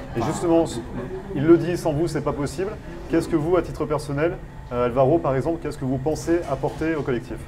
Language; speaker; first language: French; native; French